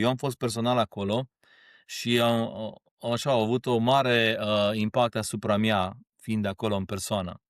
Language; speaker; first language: Romanian; early bilingual, heritage; Romanian